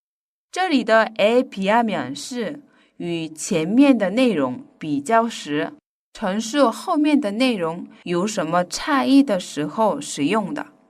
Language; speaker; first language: Chinese; non-native, fluent; Korean